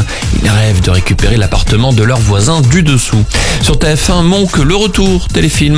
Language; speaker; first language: French; native; French